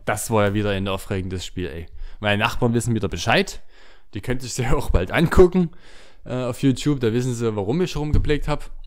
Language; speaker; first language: German; native; German